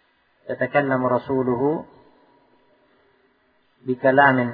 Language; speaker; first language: Arabic; non-native, fluent; Indonesian